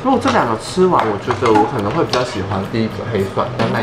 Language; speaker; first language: Chinese; native; Chinese